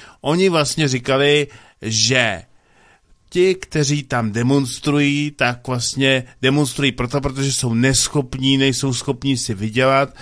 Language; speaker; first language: Czech; native; Czech